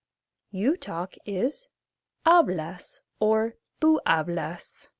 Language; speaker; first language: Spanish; non-native, fluent; English